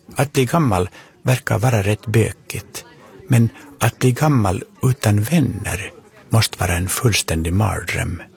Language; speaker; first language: Swedish; native; Swedish